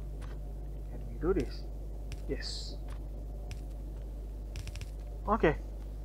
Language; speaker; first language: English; non-native, learner; Indonesian